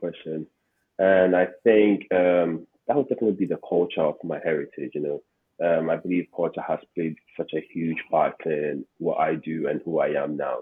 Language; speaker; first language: English; non-native, local second language; Akan